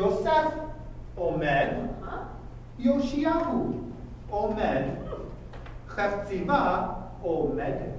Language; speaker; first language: Hebrew; non-native, fluent; English